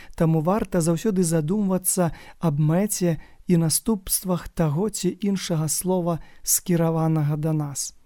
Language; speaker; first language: Belarusian; native; Belarusian